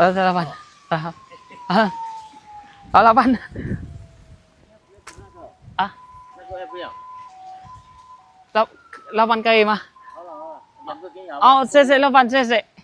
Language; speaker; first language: Chinese; non-native, learner; Filipino